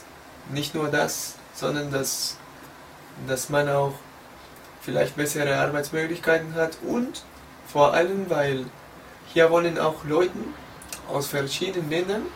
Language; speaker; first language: German; non-native, learner; Spanish